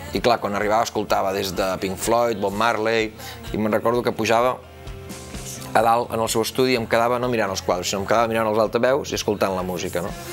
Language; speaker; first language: Catalan; native; Catalan